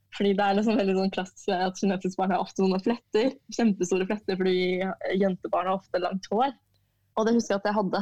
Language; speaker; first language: Norwegian; early bilingual, other home language; Chinese